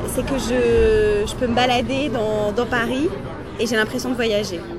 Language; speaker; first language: French; non-native, local second language; German